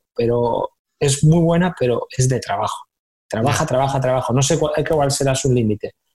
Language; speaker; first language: Spanish; native; Spanish